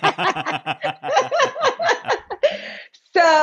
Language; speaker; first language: English; native; English